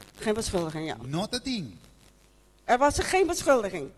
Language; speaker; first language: Dutch; non-native, local second language; Papiamento